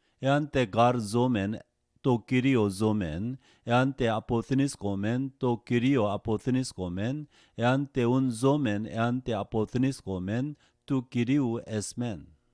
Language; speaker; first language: Greek; non-native, fluent; Korean